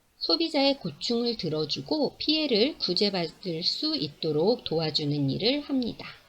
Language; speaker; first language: Korean; native; Korean